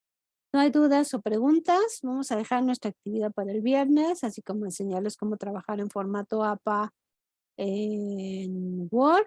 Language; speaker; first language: Spanish; native; Spanish